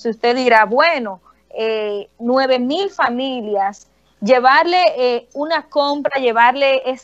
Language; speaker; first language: Spanish; native; Spanish